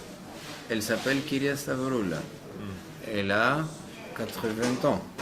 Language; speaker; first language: French; non-native, fluent; Greek